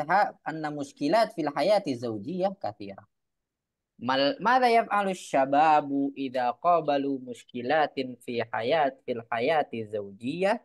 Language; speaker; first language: Arabic; non-native, fluent; Indonesian